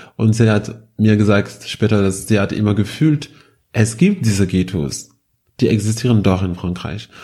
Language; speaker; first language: German; non-native, fluent; French